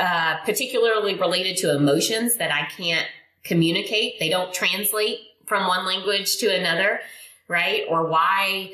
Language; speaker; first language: English; non-native, fluent; Indonesian